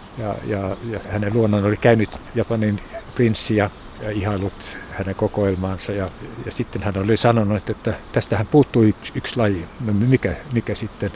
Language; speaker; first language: Finnish; non-native, local second language; Swedish